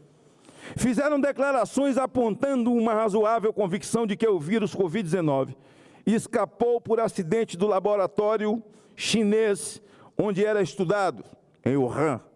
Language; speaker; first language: Portuguese; native; Portuguese